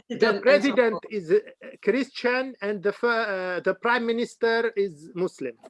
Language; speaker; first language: English; non-native, fluent; Arabic